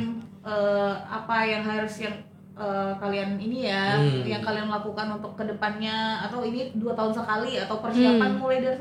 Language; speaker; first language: Indonesian; native; Indonesian